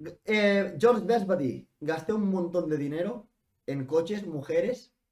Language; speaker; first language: Spanish; non-native, local second language; Catalan